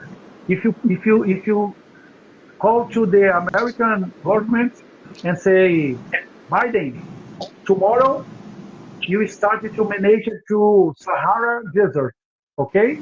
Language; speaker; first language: English; non-native, learner; Portuguese